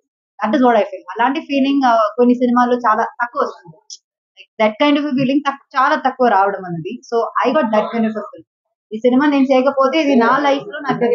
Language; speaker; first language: Telugu; non-native, local second language; Malayalam